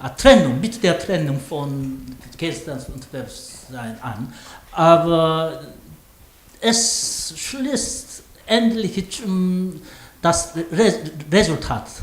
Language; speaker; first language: German; non-native, fluent; Korean